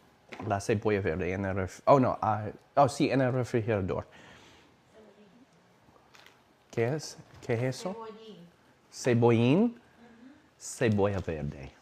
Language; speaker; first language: Spanish; non-native, learner; English